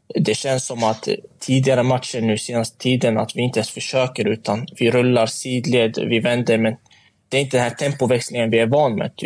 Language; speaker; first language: Swedish; native; Swedish